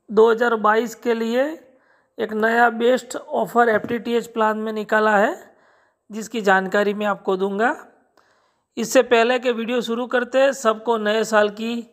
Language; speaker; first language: Hindi; non-native, local second language; Gujarati